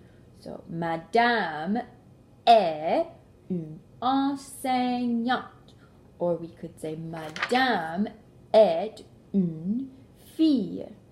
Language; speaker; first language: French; non-native, local second language; English